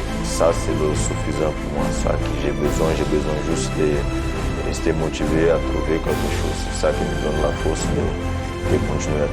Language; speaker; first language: French; non-native, fluent; Portuguese